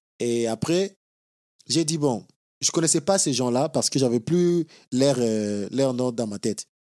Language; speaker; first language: French; non-native, local second language; Lingala